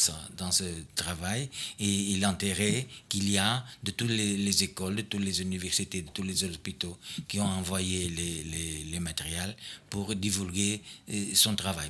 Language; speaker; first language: French; non-native, fluent; Portuguese